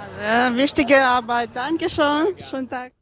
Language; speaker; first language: German; non-native, learner; Ukrainian